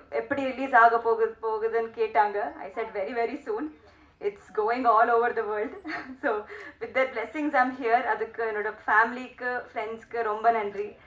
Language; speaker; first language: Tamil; non-native, learner; Telugu